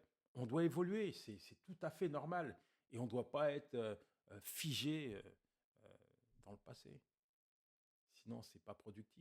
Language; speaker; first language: French; native; French